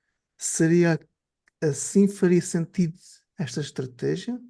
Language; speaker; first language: Portuguese; native; Portuguese